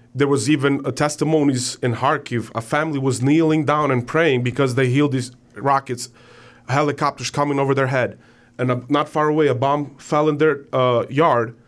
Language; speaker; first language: English; non-native, fluent; Ukrainian